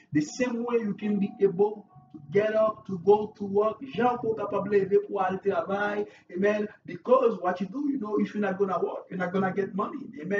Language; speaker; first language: English; non-native, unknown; Haitian Creole